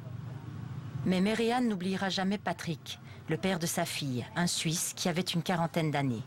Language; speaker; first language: French; native; French